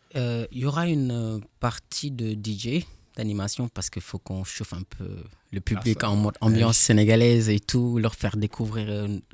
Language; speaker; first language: French; non-native, local second language; Wolof